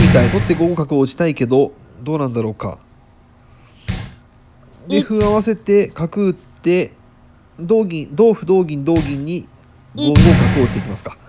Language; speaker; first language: Japanese; native; Japanese